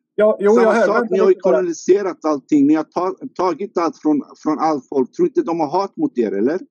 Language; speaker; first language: Swedish; non-native, fluent; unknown